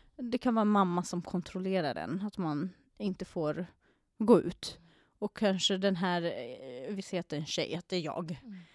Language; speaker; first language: Swedish; non-native, fluent; Arabic